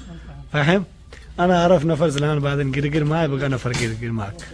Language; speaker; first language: Arabic; non-native, learner; Urdu